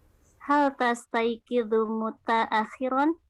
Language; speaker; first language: Arabic; non-native, learner; Indonesian